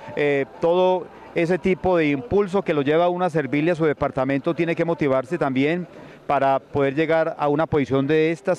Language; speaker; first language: Spanish; native; Spanish